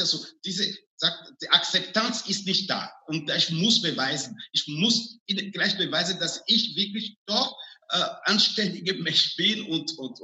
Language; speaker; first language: German; non-native, fluent; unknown